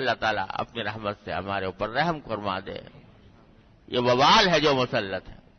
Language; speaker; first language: Urdu; native; Urdu